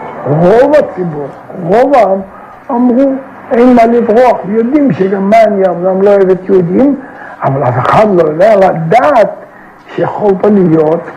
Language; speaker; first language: Hebrew; non-native, fluent; Yiddish